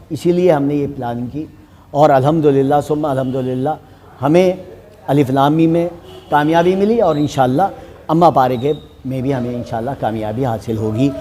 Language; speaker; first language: Hindi; native; Hindi